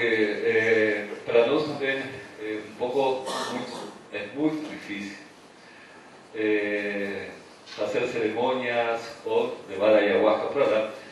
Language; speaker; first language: Portuguese; non-native, fluent; Spanish